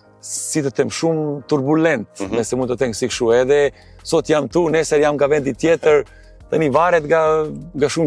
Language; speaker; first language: Albanian; non-native, learner; Serbian